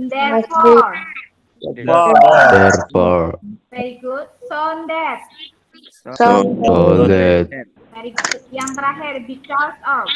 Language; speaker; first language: English; non-native, learner; Indonesian